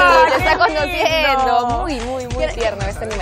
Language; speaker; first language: Spanish; native; Spanish